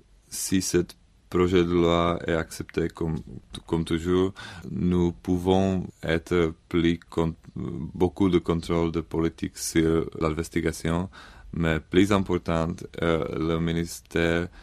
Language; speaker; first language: French; non-native, learner; Czech